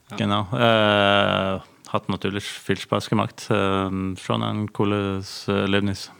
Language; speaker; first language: German; non-native, fluent; Norwegian